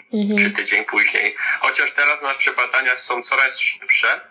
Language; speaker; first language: Polish; early bilingual, heritage; Polish